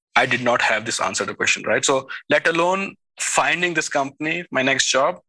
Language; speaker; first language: English; non-native, local second language; Hindi